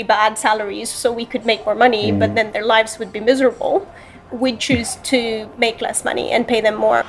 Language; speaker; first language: English; non-native, fluent; Romanian